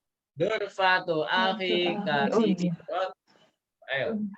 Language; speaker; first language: Arabic; non-native, fluent; Indonesian